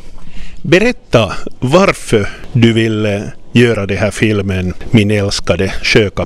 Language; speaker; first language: Swedish; non-native, local second language; Finnish